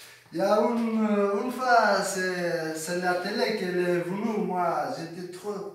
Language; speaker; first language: French; non-native, learner; Persian